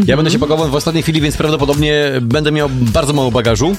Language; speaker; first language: Polish; native; Polish